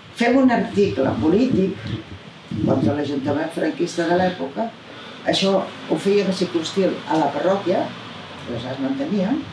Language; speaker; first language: Catalan; native; Catalan